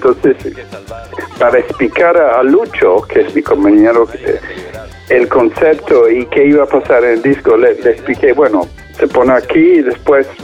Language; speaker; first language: Spanish; non-native, fluent; English